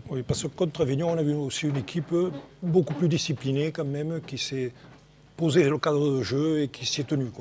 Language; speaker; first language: French; native; French